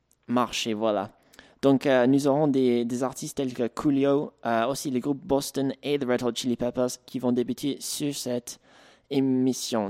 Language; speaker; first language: French; native; French